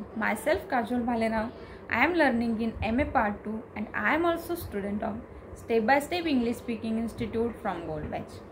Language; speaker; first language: English; non-native, learner; Marathi